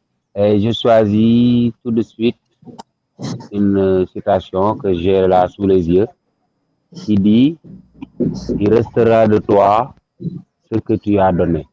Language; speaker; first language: French; non-native, local second language; Wolof